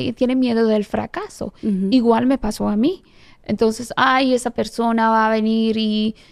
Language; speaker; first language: Spanish; non-native, fluent; Persian